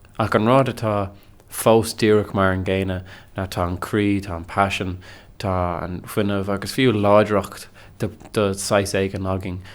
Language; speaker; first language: Irish; non-native, local second language; English